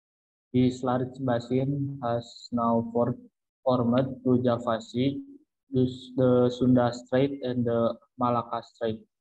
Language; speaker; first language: English; non-native, learner; Indonesian